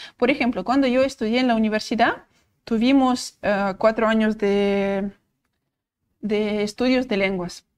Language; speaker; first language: Spanish; non-native, fluent; Russian